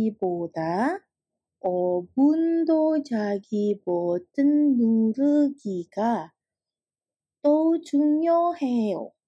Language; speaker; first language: Korean; non-native, fluent; Indonesian